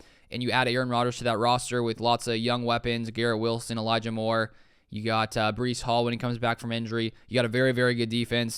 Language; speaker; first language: English; native; English